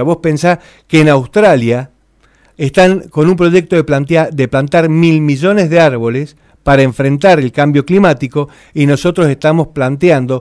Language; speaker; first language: Spanish; native; Spanish